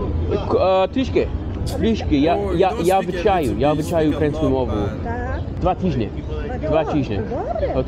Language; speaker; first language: Ukrainian; non-native, learner; English